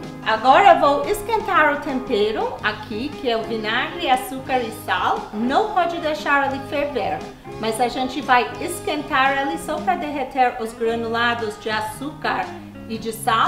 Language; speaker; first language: Portuguese; non-native, fluent; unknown